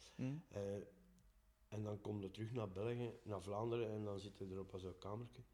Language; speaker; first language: Dutch; native; Dutch